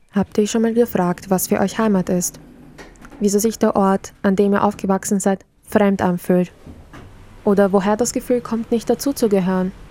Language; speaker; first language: German; early bilingual, other home language; Serbian